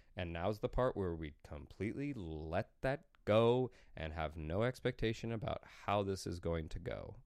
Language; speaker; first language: English; native; English